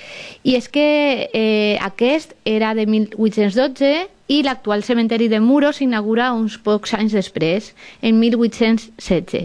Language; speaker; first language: Catalan; native; Catalan